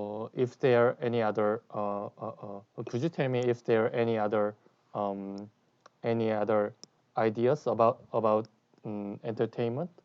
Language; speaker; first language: English; non-native, learner; Korean